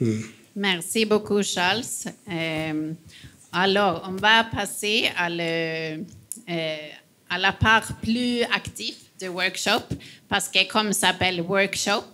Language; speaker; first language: French; non-native, fluent; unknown